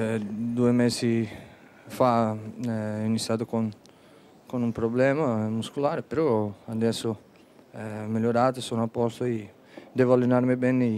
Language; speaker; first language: Italian; non-native, fluent; Spanish